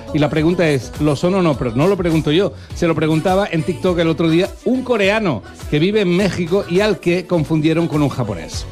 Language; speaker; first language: Spanish; native; Spanish